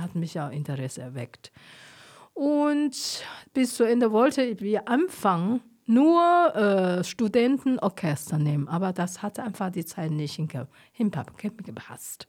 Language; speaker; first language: German; non-native, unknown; Chinese